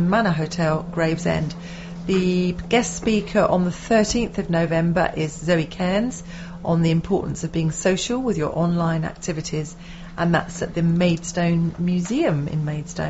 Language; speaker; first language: English; native; English